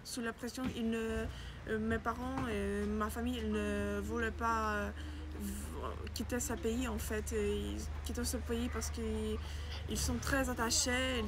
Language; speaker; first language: French; non-native, learner; Ukrainian